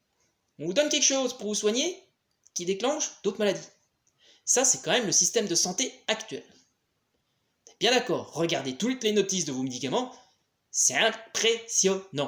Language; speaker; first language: French; native; French